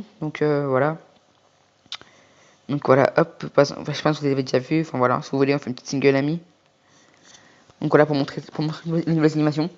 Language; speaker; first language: French; native; French